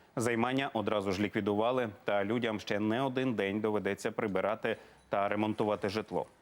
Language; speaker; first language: Ukrainian; native; Ukrainian